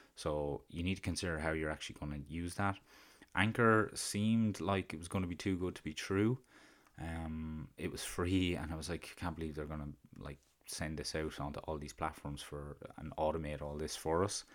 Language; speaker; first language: English; native; English